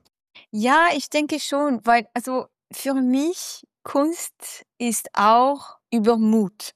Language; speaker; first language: German; non-native, fluent; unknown